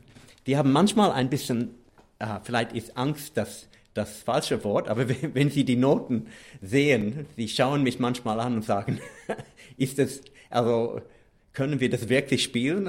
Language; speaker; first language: German; non-native, fluent; English